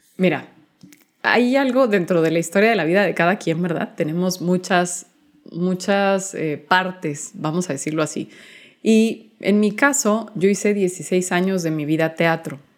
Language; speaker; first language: Spanish; native; Spanish